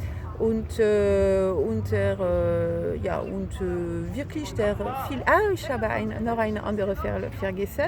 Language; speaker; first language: German; non-native, fluent; French